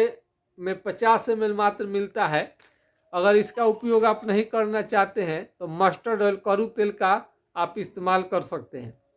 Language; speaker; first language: Hindi; non-native, local second language; Bhojpuri